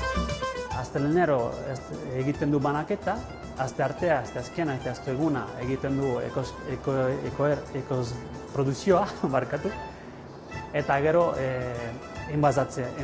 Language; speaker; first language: Basque; non-native, learner; Italian